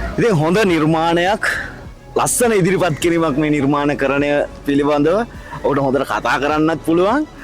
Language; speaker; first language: Sinhala; native; Sinhala